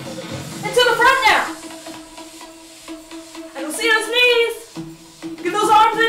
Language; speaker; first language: English; native; English